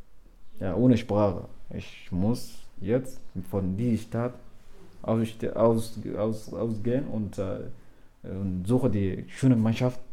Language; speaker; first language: German; non-native, learner; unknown